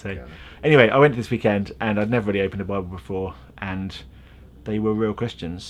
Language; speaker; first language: English; native; English